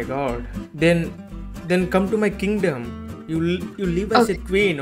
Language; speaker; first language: English; non-native, learner; Tamil